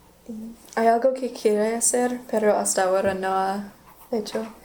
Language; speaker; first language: Spanish; non-native, learner; English